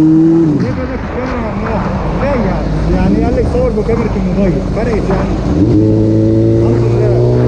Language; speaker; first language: Arabic; native; Arabic